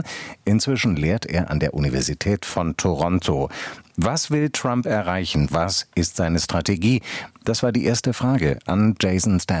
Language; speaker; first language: German; native; German